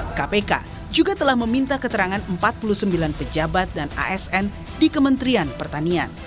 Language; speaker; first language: Indonesian; native; Indonesian